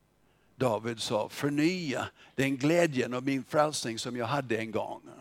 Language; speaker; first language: Swedish; non-native, fluent; English